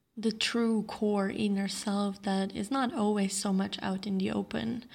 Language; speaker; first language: English; non-native, fluent; Slovenian